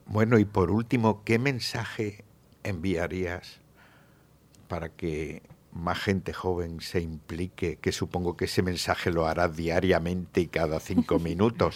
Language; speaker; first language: Spanish; native; Spanish